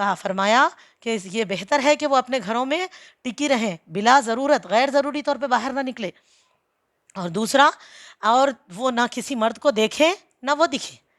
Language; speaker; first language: Urdu; native; Urdu